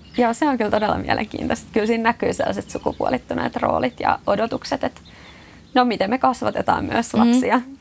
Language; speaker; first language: Finnish; native; Finnish